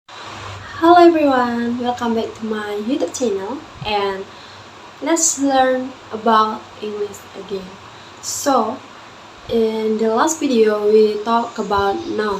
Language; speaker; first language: English; non-native, local second language; Indonesian